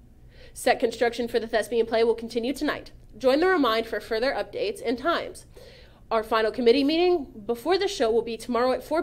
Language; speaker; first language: English; native; English